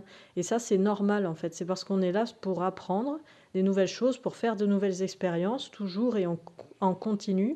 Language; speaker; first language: French; native; French